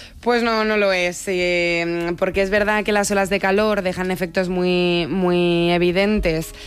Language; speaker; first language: Spanish; native; Spanish